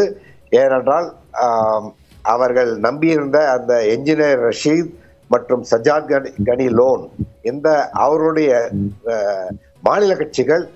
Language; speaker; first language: Tamil; native; Tamil